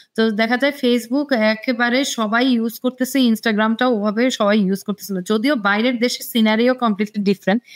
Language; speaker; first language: Bangla; native; Bangla